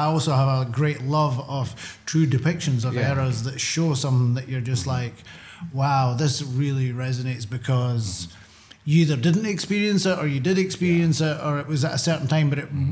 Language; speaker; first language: English; native; English